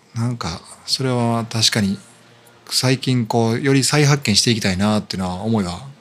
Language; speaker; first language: Japanese; native; Japanese